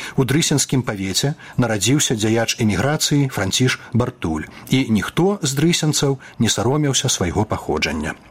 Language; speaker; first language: Belarusian; native; Belarusian